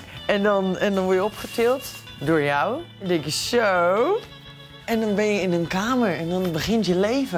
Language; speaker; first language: Dutch; native; Dutch